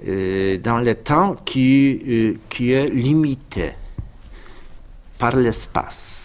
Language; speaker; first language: French; non-native, fluent; Polish